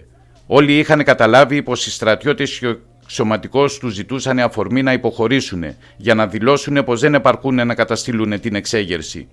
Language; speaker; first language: Greek; native; Greek